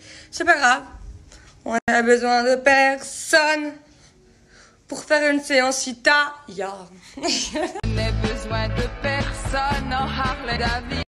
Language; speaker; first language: French; native; French